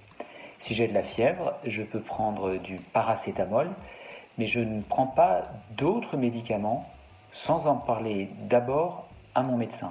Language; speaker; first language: French; native; French